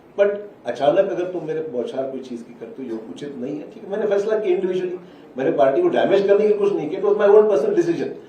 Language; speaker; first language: Hindi; non-native, local second language; Marathi